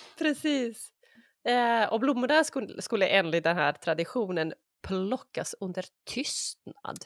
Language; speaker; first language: Swedish; non-native, fluent; Bosnian